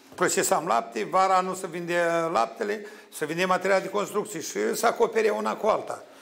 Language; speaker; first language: Romanian; native; Romanian